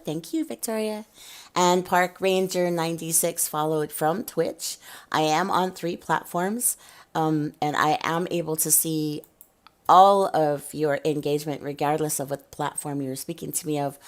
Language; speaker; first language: English; native; English